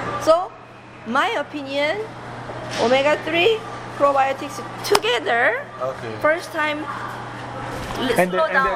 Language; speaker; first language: English; non-native, learner; Korean